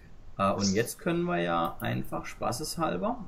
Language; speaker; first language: German; native; German